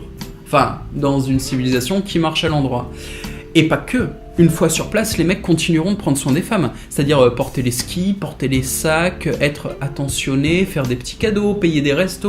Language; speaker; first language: French; native; French